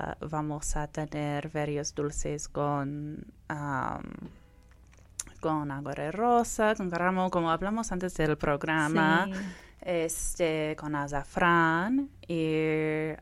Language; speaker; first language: Spanish; non-native, fluent; English